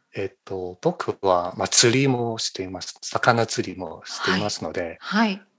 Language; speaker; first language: Japanese; non-native, fluent; Chinese